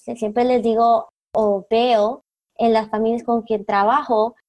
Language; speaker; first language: Spanish; native; Spanish